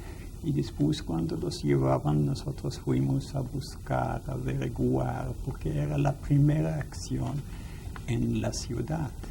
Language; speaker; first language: Spanish; non-native, fluent; Yiddish